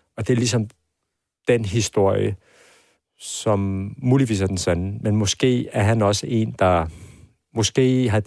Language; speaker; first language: Danish; early bilingual, other home language; Persian